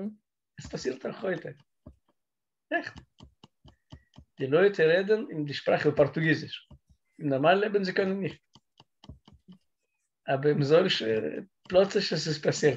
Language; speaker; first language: German; non-native, learner; Russian